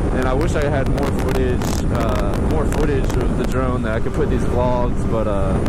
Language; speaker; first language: English; native; English